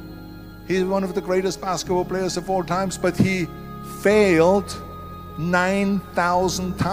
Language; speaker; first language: English; non-native, fluent; German